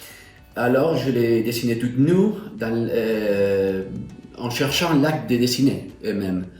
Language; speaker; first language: French; non-native, fluent; Spanish